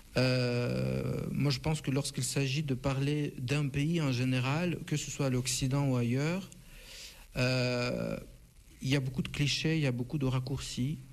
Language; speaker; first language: French; non-native, fluent; Russian